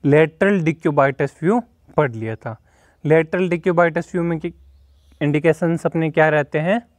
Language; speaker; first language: Hindi; native; Hindi